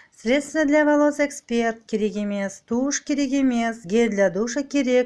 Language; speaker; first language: Russian; non-native, local second language; Kazakh